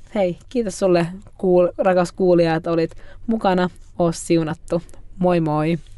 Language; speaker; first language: Finnish; native; Finnish